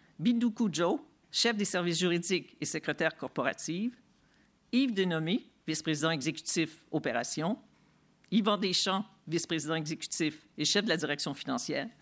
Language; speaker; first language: French; native; French